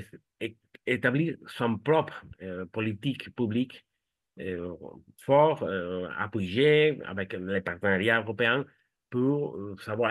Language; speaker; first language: French; non-native, fluent; Spanish